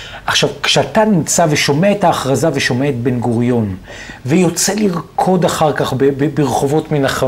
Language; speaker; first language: Hebrew; native; Hebrew